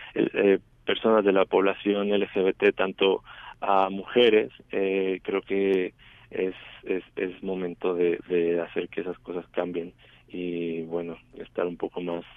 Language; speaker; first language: Spanish; native; Spanish